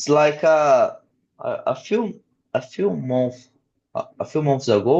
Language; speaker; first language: English; non-native, learner; Portuguese